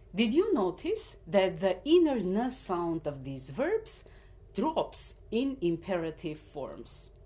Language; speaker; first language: English; non-native, fluent; Armenian